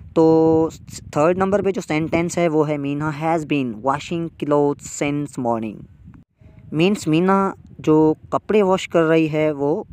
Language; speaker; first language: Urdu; non-native, local second language; Sindhi